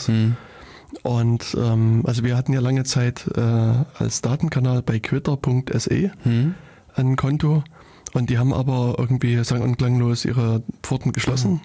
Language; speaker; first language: German; native; German